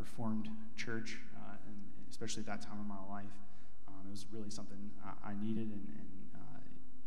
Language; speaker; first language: English; native; English